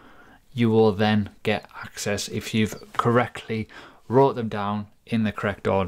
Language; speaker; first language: English; native; English